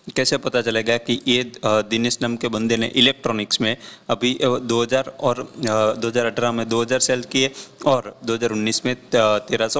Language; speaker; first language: Hindi; non-native, local second language; Gujarati